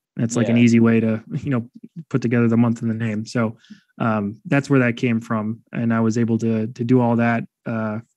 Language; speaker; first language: English; native; English